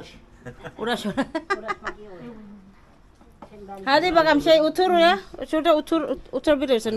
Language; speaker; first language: Turkish; non-native, learner; Filipino